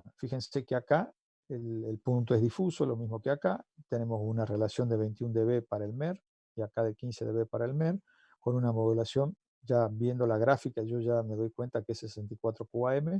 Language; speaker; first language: Spanish; native; Spanish